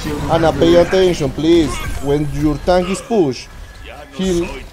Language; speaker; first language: English; non-native, learner; Spanish